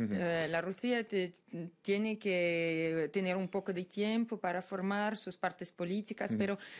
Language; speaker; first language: Spanish; non-native, fluent; Russian